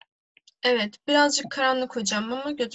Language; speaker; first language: Turkish; native; Turkish